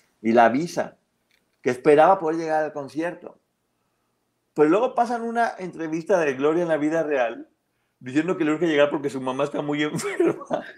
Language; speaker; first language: Spanish; native; Spanish